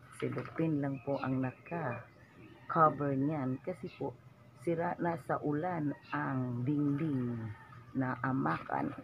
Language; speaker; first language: Filipino; non-native, local second language; Cebuano